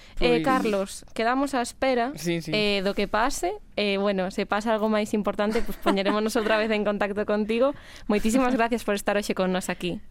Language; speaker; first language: Galician; non-native, local second language; Spanish